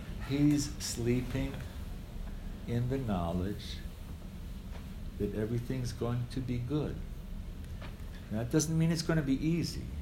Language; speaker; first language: English; early bilingual, other home language; Ukrainian